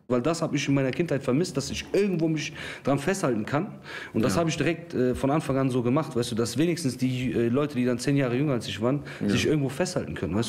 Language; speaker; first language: German; early bilingual, other home language; Kurdish